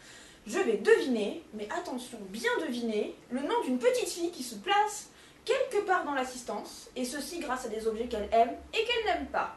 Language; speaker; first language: French; native; French